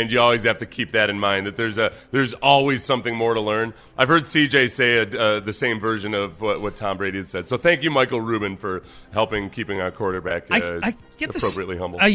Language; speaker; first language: English; native; English